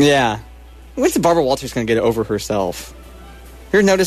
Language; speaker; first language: English; native; English